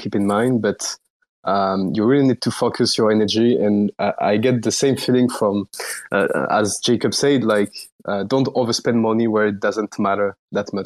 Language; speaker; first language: English; non-native, fluent; French